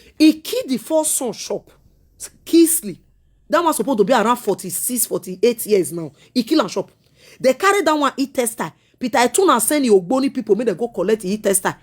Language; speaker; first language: Nigerian Pidgin; non-native, local second language; Esan